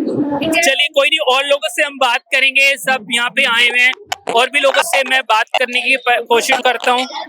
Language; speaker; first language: Hindi; native; Hindi